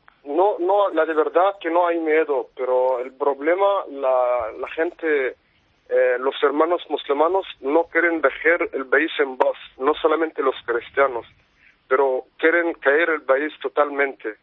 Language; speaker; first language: Spanish; non-native, fluent; Arabic